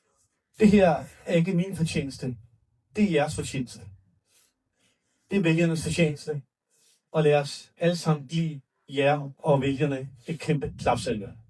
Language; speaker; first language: Danish; early bilingual, other home language; Urdu